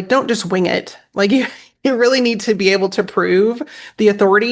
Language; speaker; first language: English; native; English